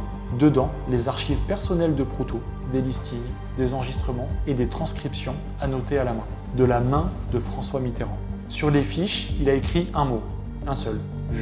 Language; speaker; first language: French; native; French